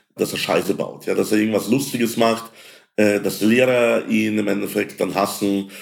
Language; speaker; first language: German; early bilingual, other home language; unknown